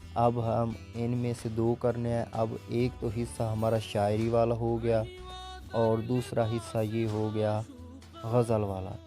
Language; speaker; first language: Urdu; non-native, local second language; Punjabi